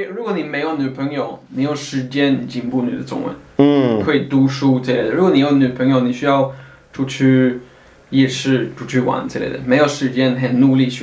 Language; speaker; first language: Chinese; non-native, fluent; Swedish